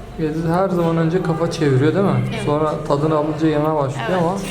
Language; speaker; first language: Turkish; native; Turkish